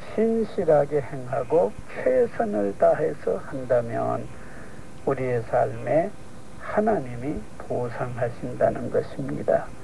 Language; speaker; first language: Korean; native; Korean